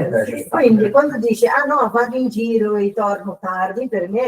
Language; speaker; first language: Italian; non-native, fluent; Portuguese